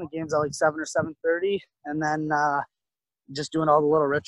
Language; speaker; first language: English; native; English